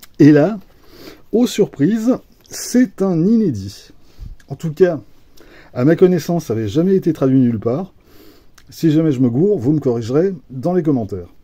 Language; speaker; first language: French; native; French